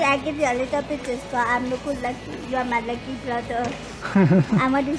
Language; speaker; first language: English; non-native, learner; Burmese